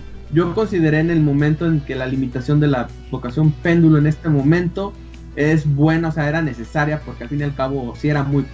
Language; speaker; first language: Spanish; native; Spanish